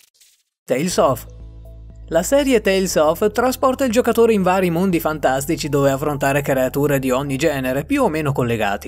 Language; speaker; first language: Italian; native; Italian